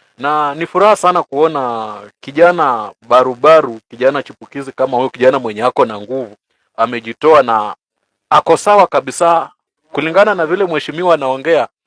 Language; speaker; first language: Swahili; non-native, local second language; Luyia